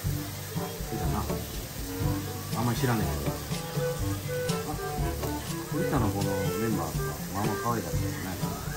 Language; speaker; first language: Japanese; native; Japanese